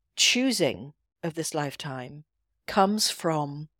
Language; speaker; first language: English; native; English